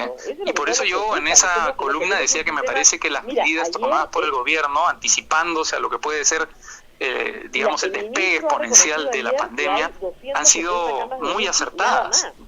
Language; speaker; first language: Spanish; native; Spanish